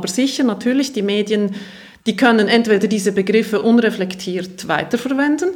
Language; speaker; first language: German; native; German